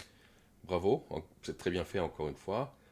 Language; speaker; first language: French; non-native, fluent; Korean